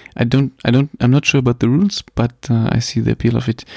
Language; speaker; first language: English; non-native, fluent; German